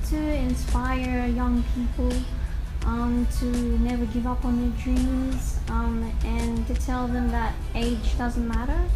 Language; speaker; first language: English; native; English